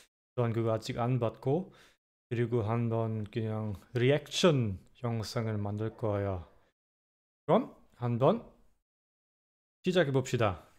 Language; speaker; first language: Korean; non-native, fluent; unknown